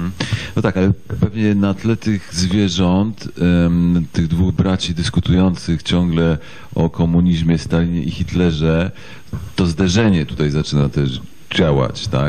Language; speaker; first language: Polish; native; Polish